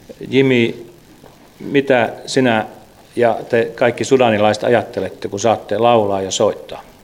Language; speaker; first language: Finnish; native; Finnish